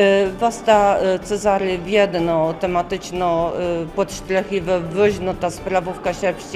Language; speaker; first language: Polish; non-native, local second language; Kashubian